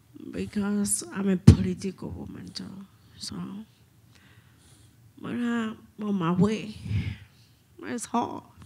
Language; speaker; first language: English; non-native, fluent; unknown